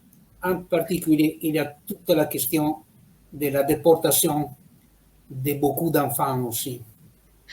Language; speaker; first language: French; non-native, fluent; Italian